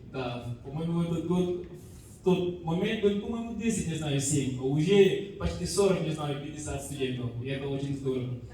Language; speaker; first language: Russian; non-native, fluent; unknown